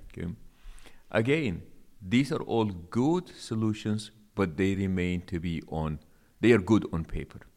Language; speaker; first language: English; non-native, local second language; Arabic